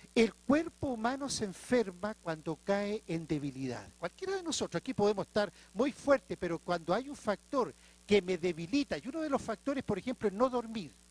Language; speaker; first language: Spanish; native; Spanish